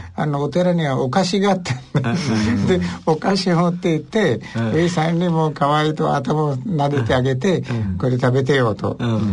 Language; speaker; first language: Japanese; non-native, fluent; Sinhala